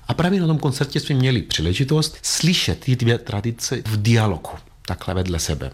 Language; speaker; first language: Czech; non-native, fluent; Greek